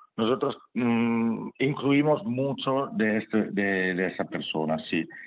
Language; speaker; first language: Spanish; non-native, fluent; Italian